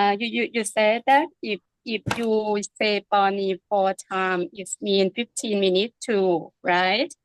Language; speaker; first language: English; non-native, learner; Thai